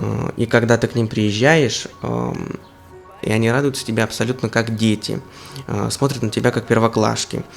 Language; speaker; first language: Russian; native; Russian